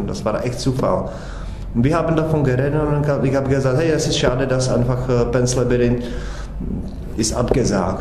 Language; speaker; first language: German; non-native, fluent; Czech